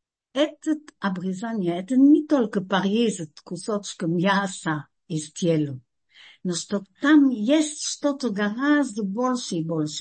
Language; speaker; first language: Russian; non-native, fluent; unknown